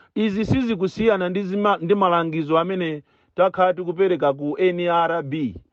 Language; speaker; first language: Nyanja; native; Nyanja